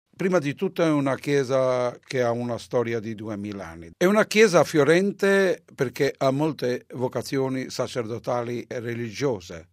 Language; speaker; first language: Italian; non-native, fluent; Albanian